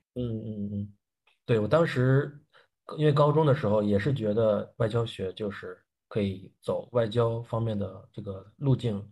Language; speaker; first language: Chinese; native; Chinese